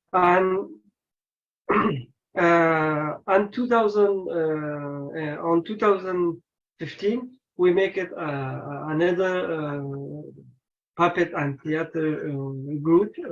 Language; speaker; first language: English; non-native, learner; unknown